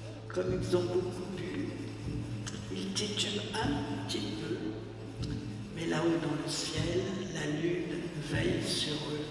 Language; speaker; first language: French; native; French